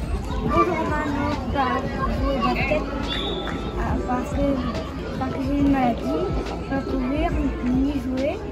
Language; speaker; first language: French; native; French